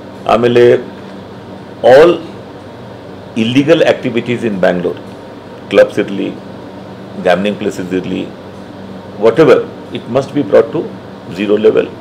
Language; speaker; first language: Kannada; non-native, fluent; Hindi